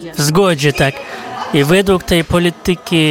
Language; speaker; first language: Polish; non-native, fluent; Kazakh